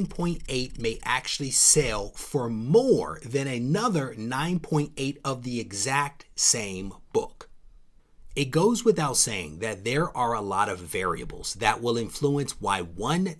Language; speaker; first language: English; native; English